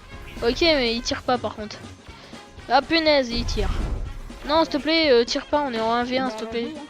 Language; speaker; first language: French; native; French